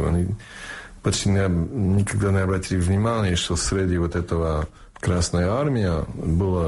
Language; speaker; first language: Russian; non-native, fluent; English